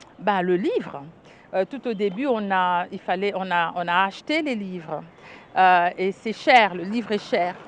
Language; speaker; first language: French; non-native, local second language; Lingala